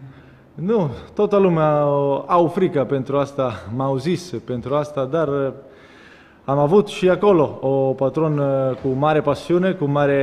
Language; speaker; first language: Romanian; non-native, learner; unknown